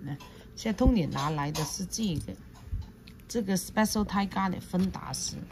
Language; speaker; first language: Chinese; non-native, local second language; Cantonese